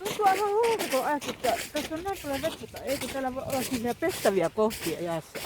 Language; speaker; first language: Finnish; native; Finnish